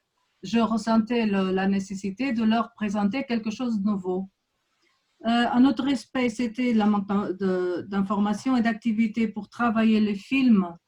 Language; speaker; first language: French; non-native, fluent; Portuguese